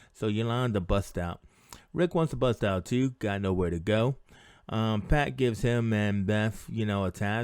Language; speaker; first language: English; native; English